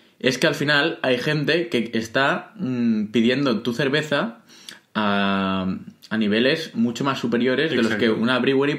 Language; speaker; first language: Spanish; native; Spanish